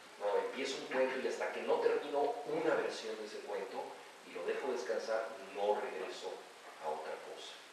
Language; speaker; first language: Spanish; native; Spanish